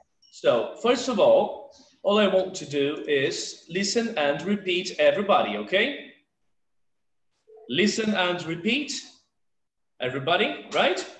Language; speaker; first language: English; non-native, fluent; Portuguese